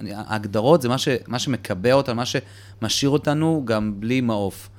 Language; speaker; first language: Hebrew; early bilingual, other home language; Russian